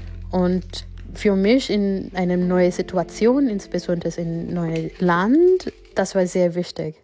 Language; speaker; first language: German; non-native, learner; Gujarati